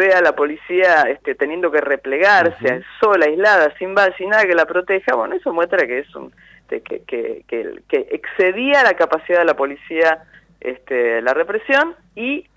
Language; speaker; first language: Spanish; native; Spanish